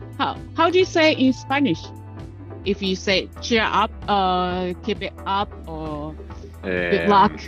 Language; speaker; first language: English; non-native, learner; Japanese